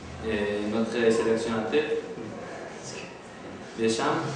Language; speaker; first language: French; non-native, learner; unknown